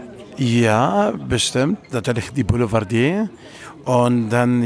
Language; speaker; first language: German; non-native, fluent; Italian